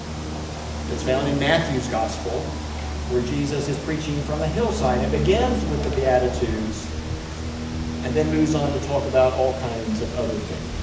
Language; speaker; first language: English; native; English